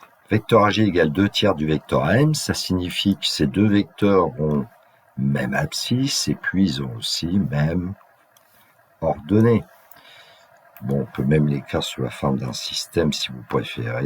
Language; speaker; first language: French; native; French